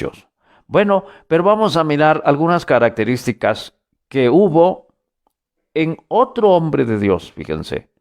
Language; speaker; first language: Spanish; native; Spanish